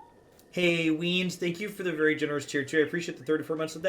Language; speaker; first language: English; native; English